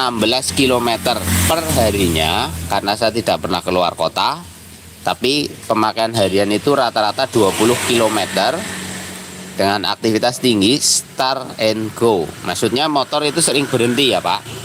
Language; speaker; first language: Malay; non-native, local second language; Javanese